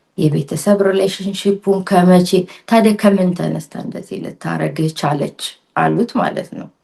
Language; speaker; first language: Amharic; native; Amharic